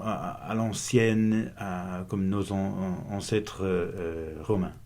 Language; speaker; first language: French; non-native, fluent; Portuguese